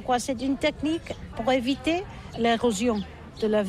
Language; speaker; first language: French; non-native, learner; Catalan